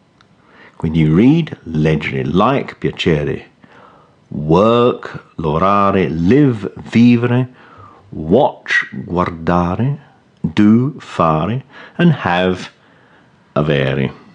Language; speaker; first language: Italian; non-native, fluent; English